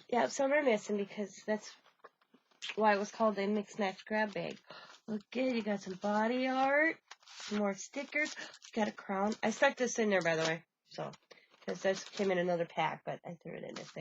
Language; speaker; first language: English; native; English